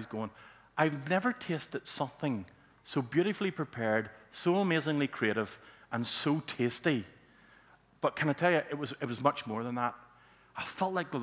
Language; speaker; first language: English; native; English